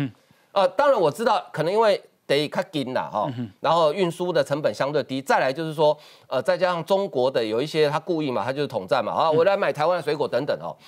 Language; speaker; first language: Chinese; native; Chinese